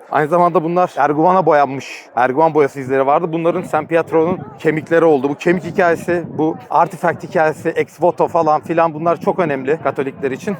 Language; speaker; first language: Turkish; native; Turkish